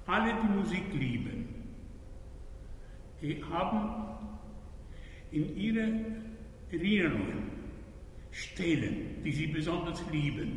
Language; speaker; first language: German; non-native, fluent; Spanish